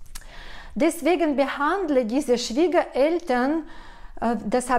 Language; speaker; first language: German; non-native, fluent; Russian